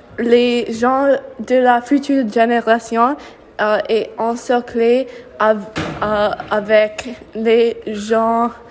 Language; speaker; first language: French; non-native, learner; English